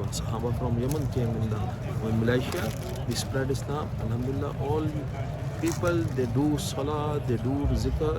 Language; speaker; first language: English; non-native, learner; Urdu